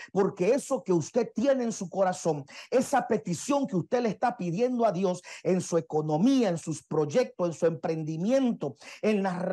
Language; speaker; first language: Spanish; native; Spanish